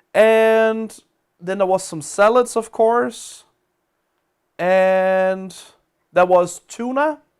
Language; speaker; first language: English; non-native, fluent; Danish